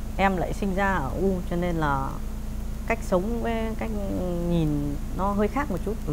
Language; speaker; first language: Vietnamese; early bilingual, heritage; Vietnamese